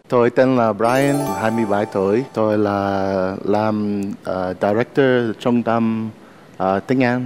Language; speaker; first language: Vietnamese; non-native, learner; English